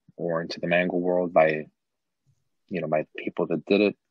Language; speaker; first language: English; native; English